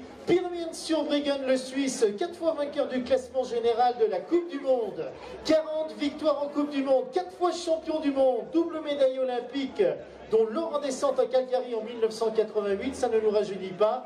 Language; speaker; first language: French; native; French